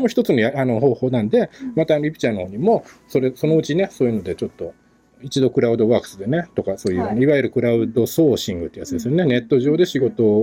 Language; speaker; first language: Japanese; native; Japanese